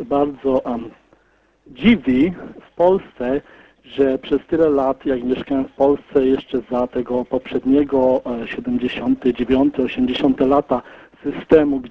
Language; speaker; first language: Polish; early bilingual, heritage; Polish